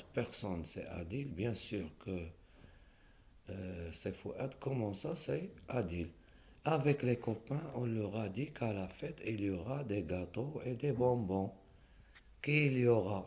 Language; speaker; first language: French; non-native, local second language; Arabic